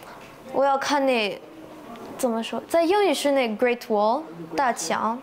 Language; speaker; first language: Chinese; early bilingual, heritage; Chinese